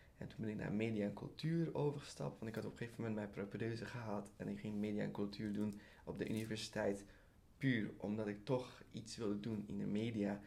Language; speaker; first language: Dutch; early bilingual, other home language; Persian